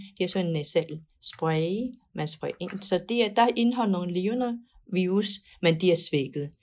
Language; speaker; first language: Danish; non-native, fluent; Chinese